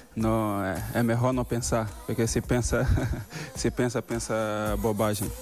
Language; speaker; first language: Spanish; non-native, learner; Portuguese